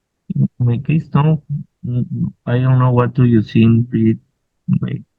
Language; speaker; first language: English; non-native, learner; Spanish